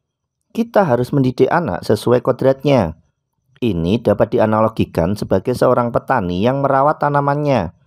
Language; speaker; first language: Indonesian; non-native, local second language; Javanese